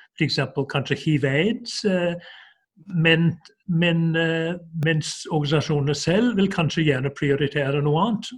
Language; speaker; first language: Norwegian; non-native, fluent; English